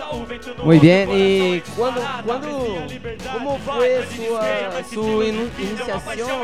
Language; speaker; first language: Spanish; non-native, learner; Portuguese